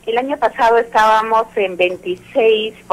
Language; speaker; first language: Spanish; native; Spanish